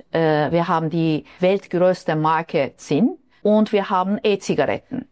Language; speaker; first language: German; non-native, fluent; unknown